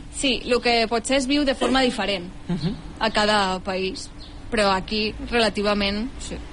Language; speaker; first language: Catalan; native; Catalan